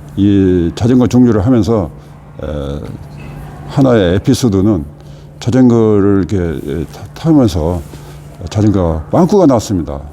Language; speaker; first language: Korean; native; Korean